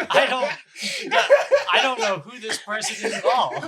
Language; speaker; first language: English; native; English